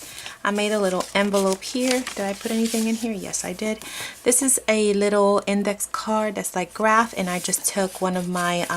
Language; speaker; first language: English; native; English